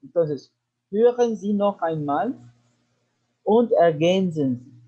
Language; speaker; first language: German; non-native, fluent; Spanish